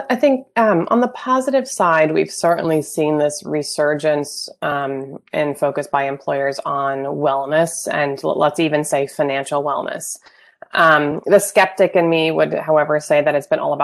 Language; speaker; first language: English; native; English